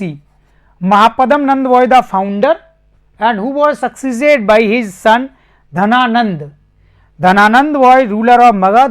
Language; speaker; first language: English; non-native, local second language; Hindi